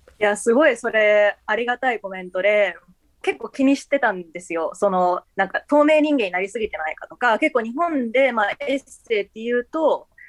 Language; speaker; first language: Japanese; early bilingual, heritage; Japanese